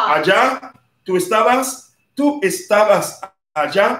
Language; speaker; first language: Spanish; non-native, learner; Haitian Creole